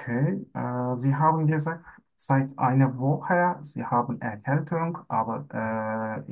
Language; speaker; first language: German; non-native, learner; Turkish